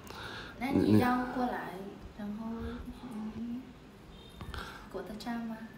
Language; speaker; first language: Chinese; non-native, learner; Vietnamese